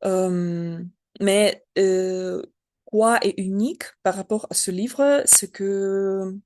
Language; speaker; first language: French; non-native, learner; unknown